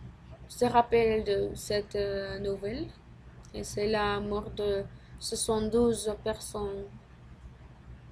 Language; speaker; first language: French; non-native, learner; Spanish